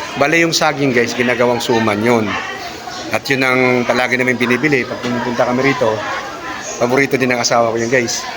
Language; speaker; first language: Filipino; non-native, local second language; Cebuano